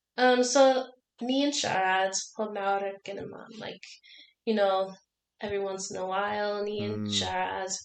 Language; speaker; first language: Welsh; non-native, learner; English